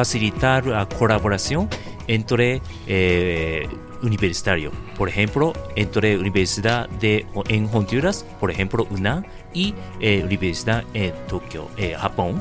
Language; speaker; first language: Spanish; non-native, fluent; Japanese